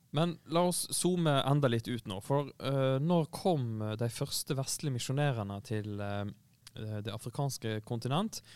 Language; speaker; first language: Norwegian; native; Norwegian